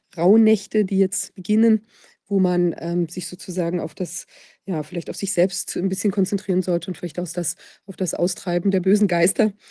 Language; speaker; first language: German; native; German